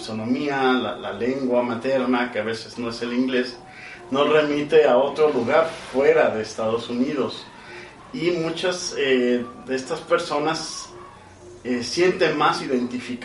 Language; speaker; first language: Spanish; native; Spanish